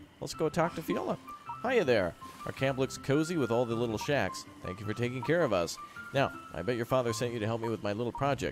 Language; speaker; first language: English; native; English